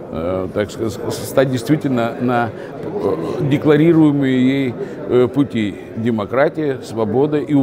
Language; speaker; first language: Russian; native; Russian